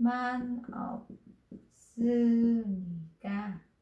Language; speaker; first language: Korean; non-native, learner; Vietnamese